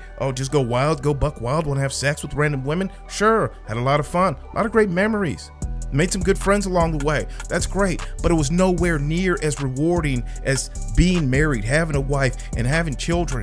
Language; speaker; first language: English; native; English